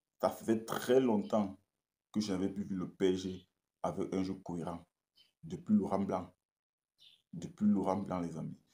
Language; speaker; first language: French; native; French